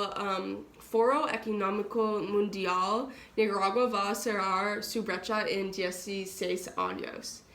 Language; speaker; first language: Spanish; non-native, learner; English